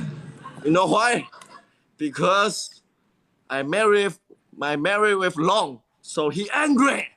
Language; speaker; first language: English; non-native, learner; Chinese